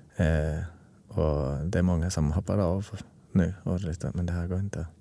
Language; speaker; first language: Swedish; non-native, fluent; English